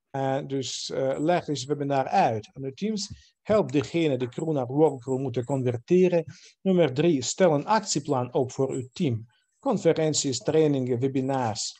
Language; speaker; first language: Dutch; non-native, fluent; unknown